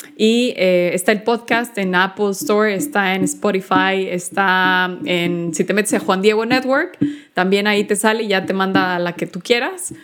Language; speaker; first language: Spanish; native; Spanish